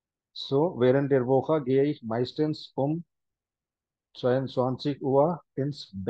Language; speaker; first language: German; non-native, fluent; Hindi